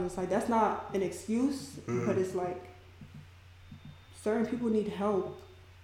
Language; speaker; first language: English; native; English